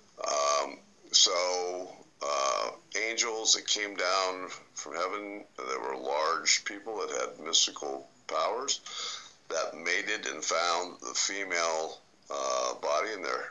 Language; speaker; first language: English; native; English